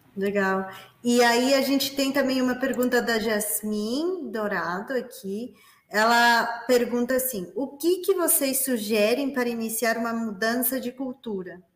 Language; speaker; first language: Portuguese; non-native, fluent; Spanish